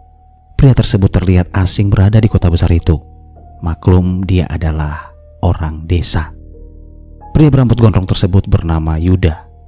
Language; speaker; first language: Indonesian; native; Indonesian